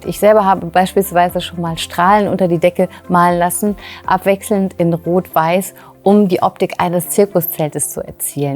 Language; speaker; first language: German; native; German